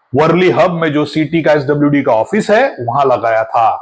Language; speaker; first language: Hindi; non-native, local second language; Marathi